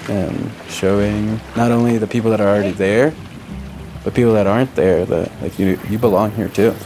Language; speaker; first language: English; native; English